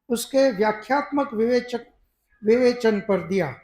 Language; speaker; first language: Hindi; non-native, local second language; Gujarati